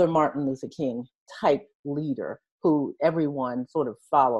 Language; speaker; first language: English; native; English